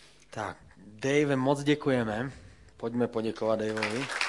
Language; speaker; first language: Czech; native; Czech